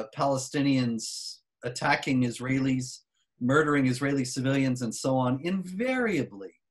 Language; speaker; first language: English; native; English